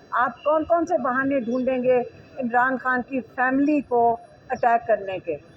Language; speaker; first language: Urdu; native; Urdu